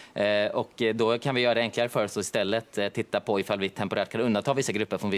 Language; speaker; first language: Swedish; native; Swedish